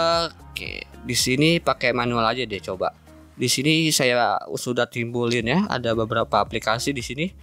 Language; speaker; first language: Indonesian; native; Indonesian